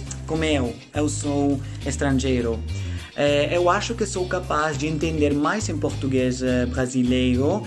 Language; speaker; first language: Portuguese; non-native, learner; Greek